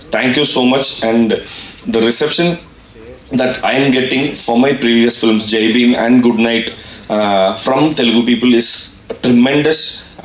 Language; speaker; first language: English; non-native, local second language; Tamil